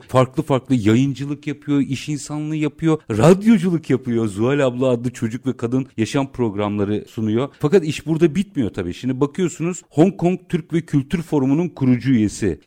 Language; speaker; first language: Turkish; native; Turkish